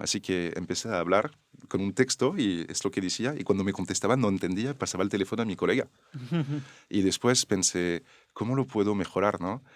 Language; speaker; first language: Spanish; non-native, fluent; French